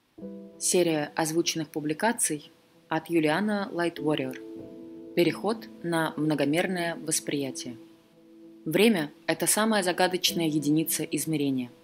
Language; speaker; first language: Russian; native; Russian